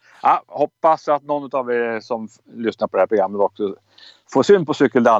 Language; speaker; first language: Swedish; native; Swedish